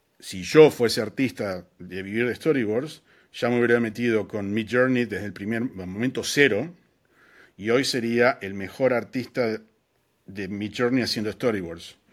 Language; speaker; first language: Spanish; native; Spanish